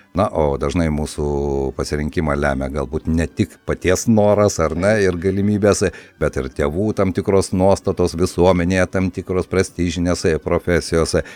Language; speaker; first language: Lithuanian; native; Lithuanian